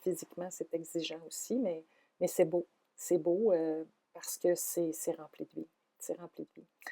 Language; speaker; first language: French; native; French